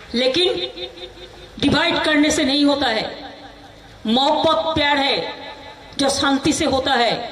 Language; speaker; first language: Hindi; non-native, local second language; Bangla